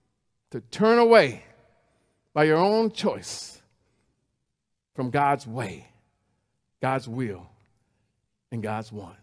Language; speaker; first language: English; native; English